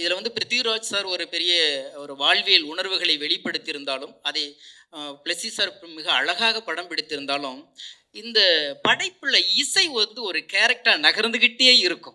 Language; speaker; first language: Tamil; native; Tamil